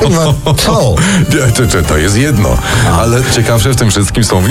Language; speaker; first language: Polish; native; Polish